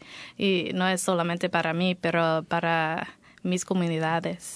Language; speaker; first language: Spanish; non-native, learner; English